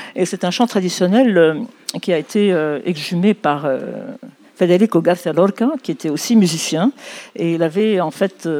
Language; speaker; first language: French; non-native, local second language; Arabic